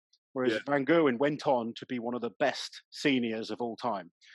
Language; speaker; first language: English; native; English